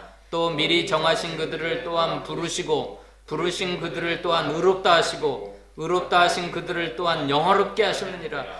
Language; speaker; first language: Korean; native; Korean